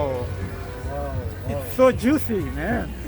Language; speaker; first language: English; non-native, fluent; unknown